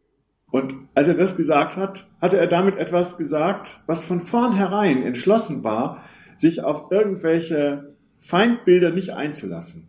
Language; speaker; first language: German; native; German